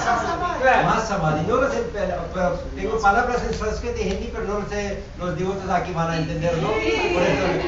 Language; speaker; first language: Spanish; non-native, fluent; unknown